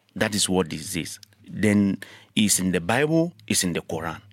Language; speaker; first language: English; non-native, learner; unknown